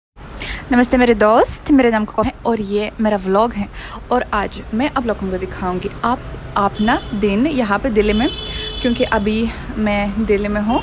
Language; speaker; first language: Hindi; non-native, fluent; Russian